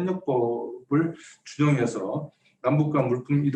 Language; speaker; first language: Korean; native; Korean